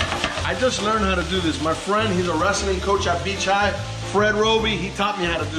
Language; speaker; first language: English; native; English